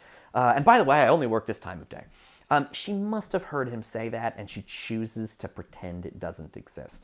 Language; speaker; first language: English; native; English